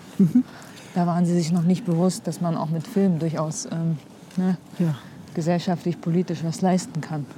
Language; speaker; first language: German; early bilingual, other home language; Kurdish